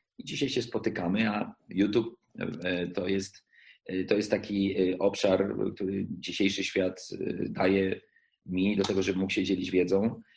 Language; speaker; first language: Polish; early bilingual, heritage; Polish